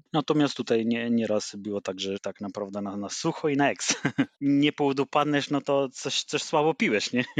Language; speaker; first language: Polish; non-native, fluent; Macedonian